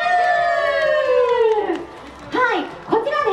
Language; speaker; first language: Japanese; native; Japanese